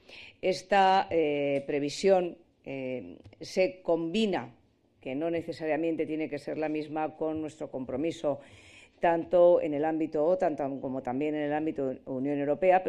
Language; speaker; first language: Spanish; native; Spanish